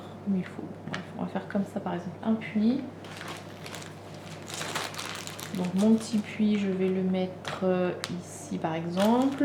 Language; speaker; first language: French; native; French